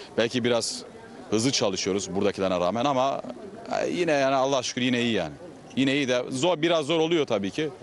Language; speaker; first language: Turkish; early bilingual, heritage; Turkish